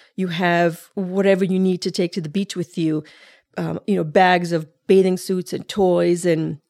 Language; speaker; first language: English; early bilingual, other home language; Spanish